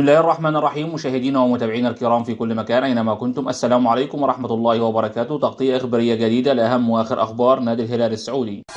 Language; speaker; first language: Arabic; native; Arabic